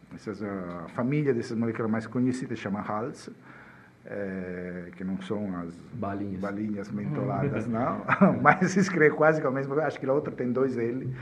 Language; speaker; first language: Portuguese; non-native, fluent; Italian